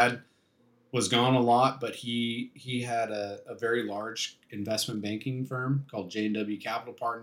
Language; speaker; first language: English; native; English